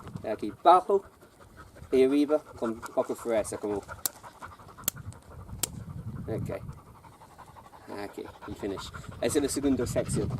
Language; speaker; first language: Spanish; non-native, learner; English